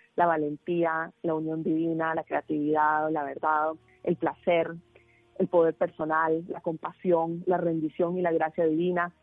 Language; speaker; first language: Spanish; native; Spanish